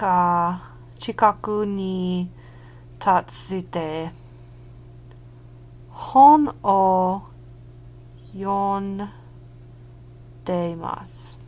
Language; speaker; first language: Japanese; non-native, learner; English